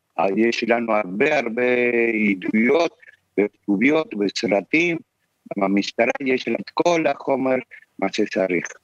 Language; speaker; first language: Hebrew; non-native, fluent; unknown